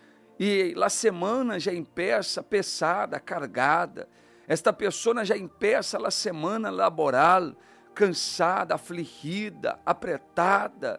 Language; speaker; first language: Spanish; non-native, fluent; Portuguese